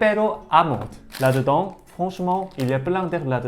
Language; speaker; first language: French; non-native, learner; Korean